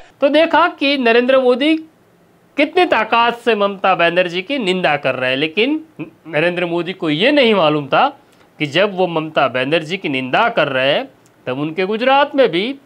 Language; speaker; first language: Hindi; non-native, local second language; Gujarati